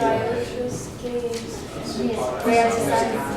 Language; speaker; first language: Spanish; non-native, learner; English